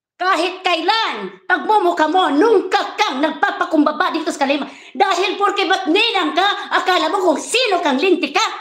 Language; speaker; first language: Filipino; native; Filipino